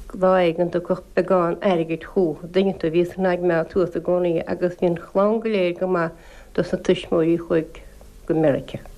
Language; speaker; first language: Irish; native; Irish